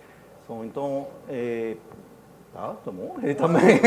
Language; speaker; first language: Portuguese; non-native, fluent; French